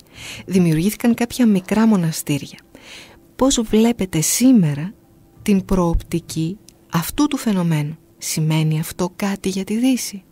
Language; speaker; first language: Greek; native; Greek